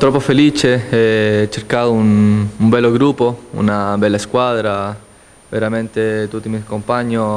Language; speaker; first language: Italian; non-native, learner; Spanish